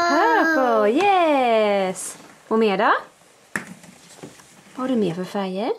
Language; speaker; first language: Swedish; native; Swedish